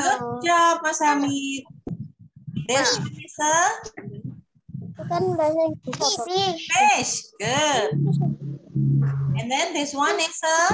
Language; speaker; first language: English; non-native, fluent; Indonesian